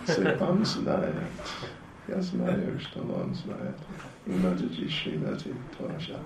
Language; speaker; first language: Russian; non-native, learner; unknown